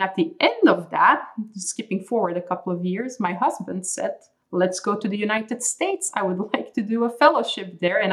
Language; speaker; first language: English; non-native, fluent; Dutch